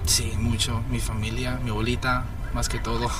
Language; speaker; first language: Spanish; early bilingual, heritage; Spanish